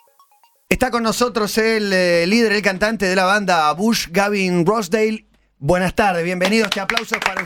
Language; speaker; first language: Spanish; native; Spanish